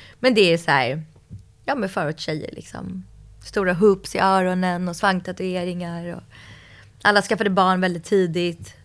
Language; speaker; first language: Swedish; early bilingual, other home language; Russian